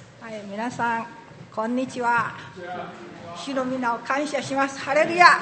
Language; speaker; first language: Japanese; non-native, fluent; Min Nan Chinese